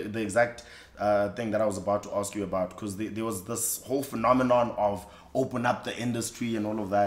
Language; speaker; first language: English; non-native, local second language; Xhosa